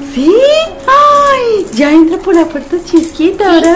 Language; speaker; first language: Spanish; native; Spanish